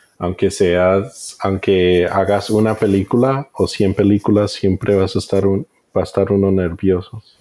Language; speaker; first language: Spanish; early bilingual, heritage; Spanish